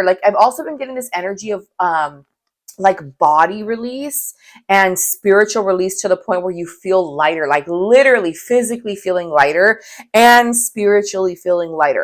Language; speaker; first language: English; native; English